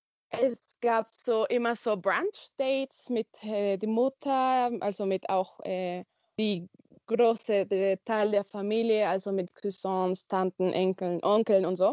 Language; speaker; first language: German; non-native, learner; Spanish